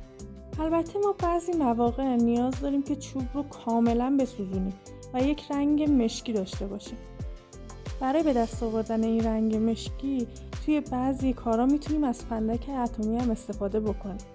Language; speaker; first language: Persian; native; Persian